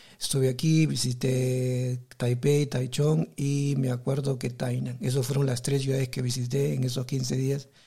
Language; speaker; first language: Spanish; native; Spanish